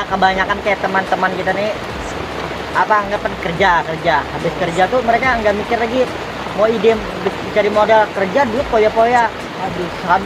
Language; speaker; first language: Indonesian; native; Indonesian